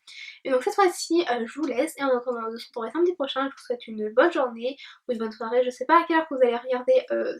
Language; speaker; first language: French; native; French